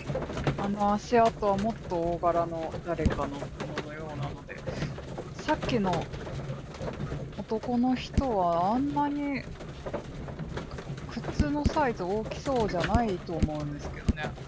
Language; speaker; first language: Japanese; native; Japanese